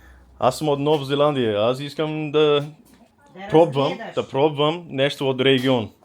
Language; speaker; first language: Bulgarian; non-native, learner; English